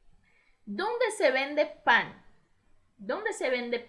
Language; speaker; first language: Spanish; non-native, fluent; Portuguese